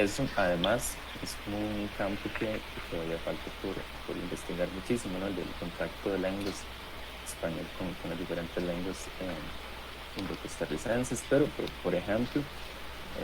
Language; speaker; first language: Spanish; native; Spanish